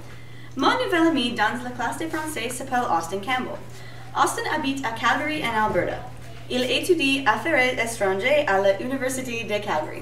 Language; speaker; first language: French; non-native, learner; English